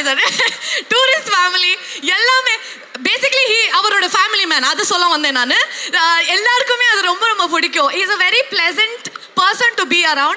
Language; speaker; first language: Tamil; non-native, local second language; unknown